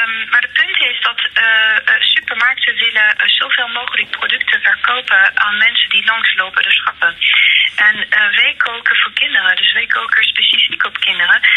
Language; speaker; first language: Dutch; non-native, fluent; French